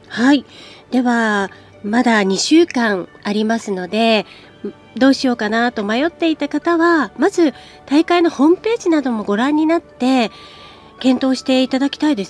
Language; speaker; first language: Japanese; native; Japanese